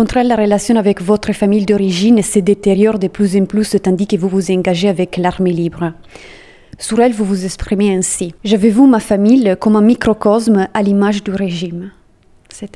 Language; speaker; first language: French; native; French